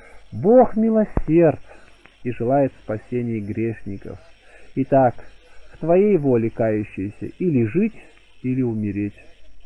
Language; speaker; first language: Russian; native; Russian